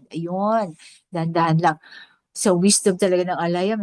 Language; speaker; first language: Filipino; native; Filipino